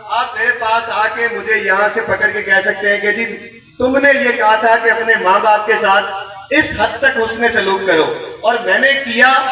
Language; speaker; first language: Urdu; non-native, local second language; Punjabi